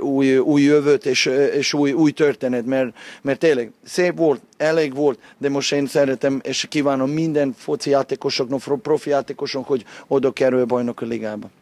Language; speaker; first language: Hungarian; non-native, fluent; Serbian